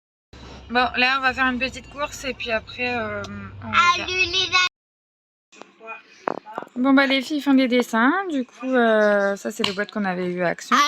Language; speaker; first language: French; native; French